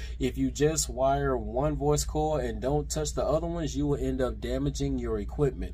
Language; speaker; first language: English; native; English